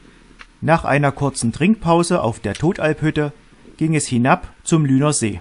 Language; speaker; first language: German; native; German